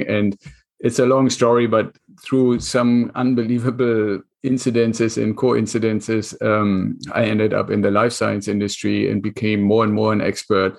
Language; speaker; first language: English; non-native, fluent; German